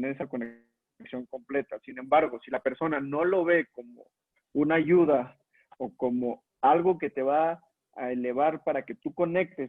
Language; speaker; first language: Spanish; native; Spanish